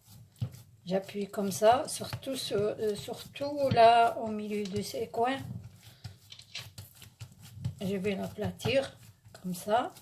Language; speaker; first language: French; non-native, local second language; Arabic